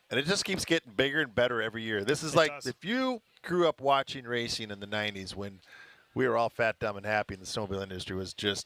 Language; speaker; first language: English; native; English